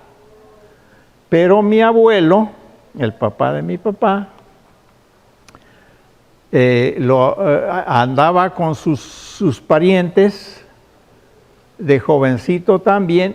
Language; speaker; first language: Spanish; native; Spanish